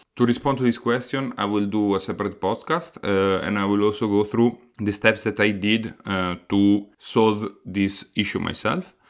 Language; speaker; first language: English; non-native, fluent; Italian